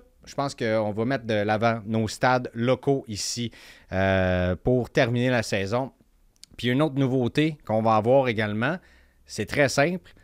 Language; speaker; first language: French; native; French